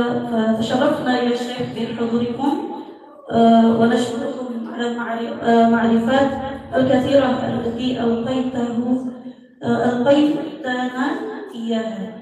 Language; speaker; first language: Arabic; non-native, fluent; Indonesian